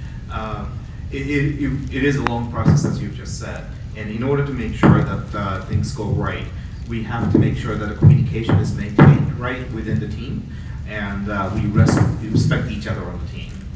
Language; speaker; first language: English; non-native, fluent; Japanese